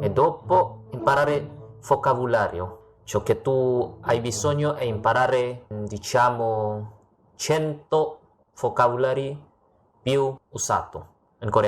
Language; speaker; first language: Italian; non-native, learner; Indonesian